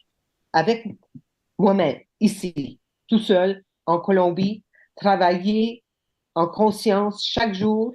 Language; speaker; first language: French; non-native, local second language; English